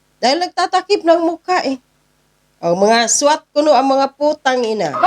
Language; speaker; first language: Filipino; non-native, local second language; Cebuano